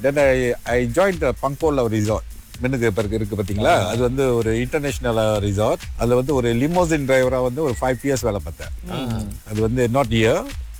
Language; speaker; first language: Tamil; early bilingual, heritage; Tamil